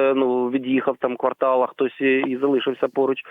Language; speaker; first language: Ukrainian; native; Ukrainian